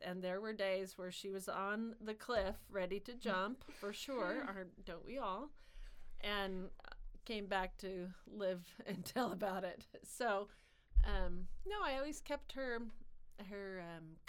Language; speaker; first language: English; native; English